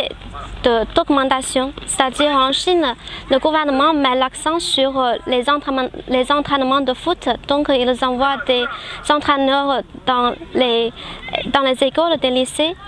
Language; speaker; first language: French; non-native, fluent; Chinese